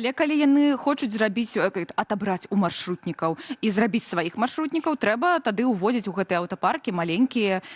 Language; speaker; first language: Belarusian; native; Belarusian